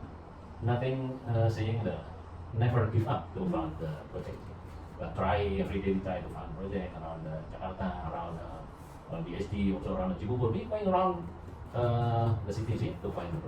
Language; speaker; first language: English; non-native, learner; Indonesian